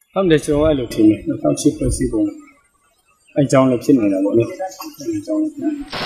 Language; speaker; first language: Burmese; non-native, local second language; Kachin